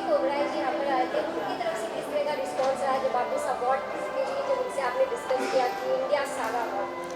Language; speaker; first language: Hindi; native; Hindi